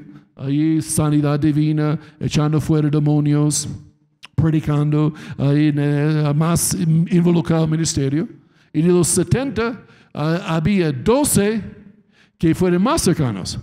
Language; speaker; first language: Spanish; non-native, fluent; English